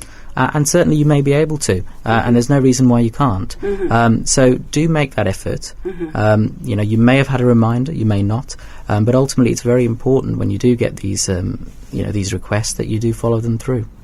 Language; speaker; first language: English; native; English